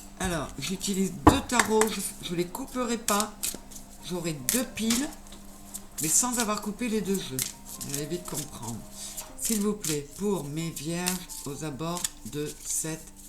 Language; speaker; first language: French; native; French